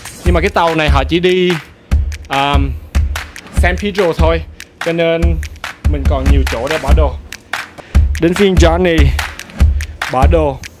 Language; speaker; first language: Vietnamese; native; Vietnamese